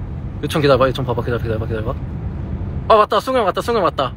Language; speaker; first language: Korean; native; Korean